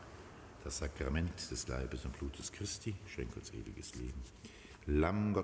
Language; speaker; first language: German; native; German